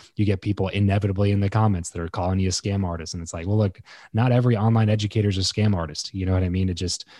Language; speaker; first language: English; native; English